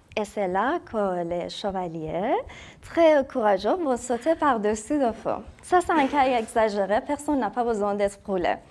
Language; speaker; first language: French; non-native, fluent; Persian